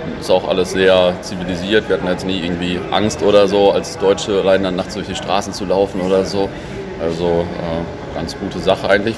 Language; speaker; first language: German; native; German